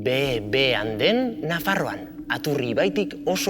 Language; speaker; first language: Basque; native; Basque